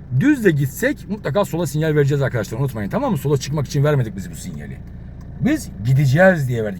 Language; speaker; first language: Turkish; native; Turkish